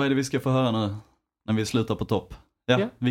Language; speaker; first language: Swedish; native; Swedish